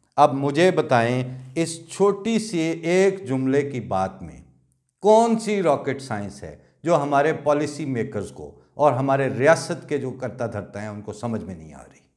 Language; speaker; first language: Urdu; non-native, local second language; Punjabi